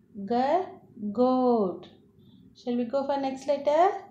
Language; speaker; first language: English; non-native, local second language; Tamil